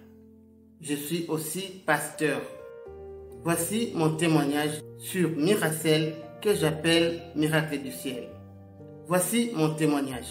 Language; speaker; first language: French; non-native, local second language; Lingala